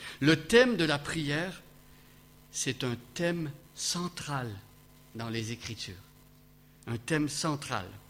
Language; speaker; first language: French; native; French